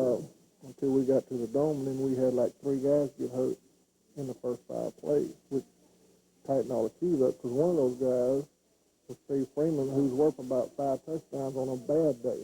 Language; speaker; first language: English; native; English